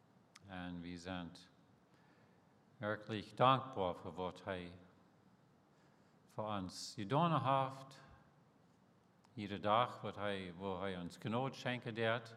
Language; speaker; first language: German; early bilingual, heritage; Plautdietsch